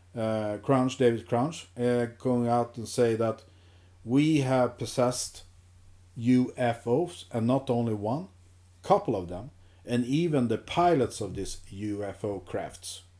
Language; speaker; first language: English; non-native, fluent; Swedish